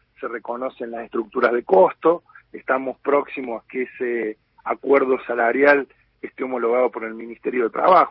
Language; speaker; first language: Spanish; native; Spanish